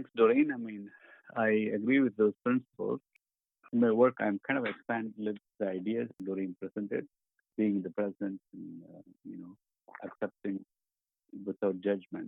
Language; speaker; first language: English; non-native, local second language; Tamil